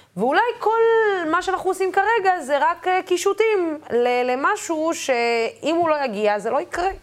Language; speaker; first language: Hebrew; non-native, local second language; Arabic